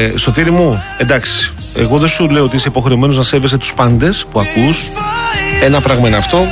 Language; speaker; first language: Greek; native; Greek